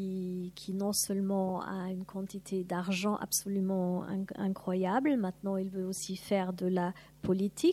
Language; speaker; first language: French; non-native, fluent; German